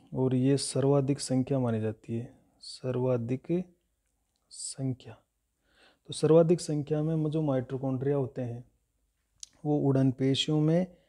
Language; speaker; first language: Hindi; native; Hindi